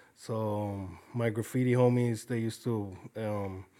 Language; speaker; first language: English; early bilingual, other home language; Spanish